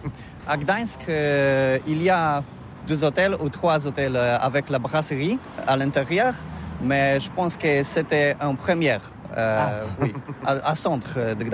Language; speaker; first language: French; non-native, learner; Polish